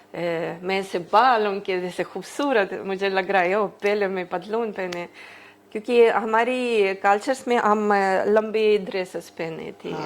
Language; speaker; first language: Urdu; early bilingual, heritage; Greek